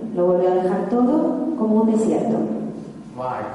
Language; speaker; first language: Spanish; non-native, fluent; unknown